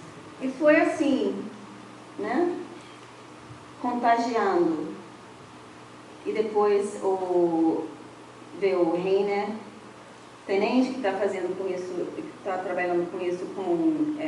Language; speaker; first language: Portuguese; non-native, fluent; English